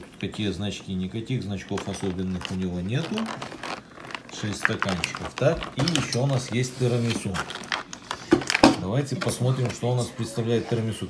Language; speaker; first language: Russian; native; Russian